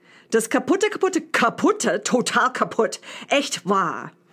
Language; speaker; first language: German; non-native, fluent; English